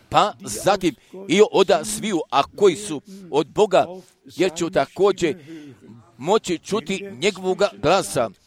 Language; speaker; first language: Croatian; early bilingual, heritage; Serbian